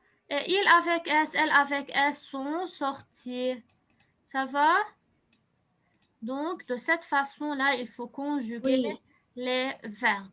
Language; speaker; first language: French; non-native, local second language; Arabic